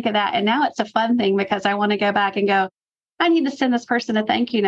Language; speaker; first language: English; native; English